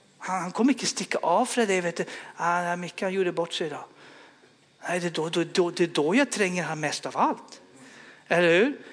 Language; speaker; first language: Swedish; native; Swedish